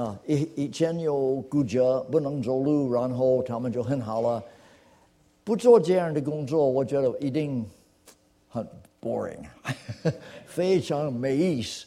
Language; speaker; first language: Chinese; non-native, fluent; English